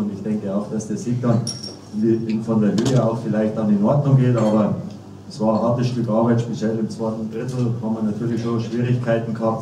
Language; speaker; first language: German; native; German